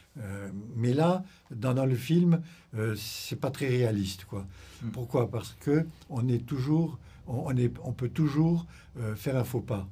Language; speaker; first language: French; native; French